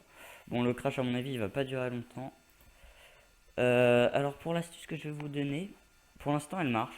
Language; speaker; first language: French; native; French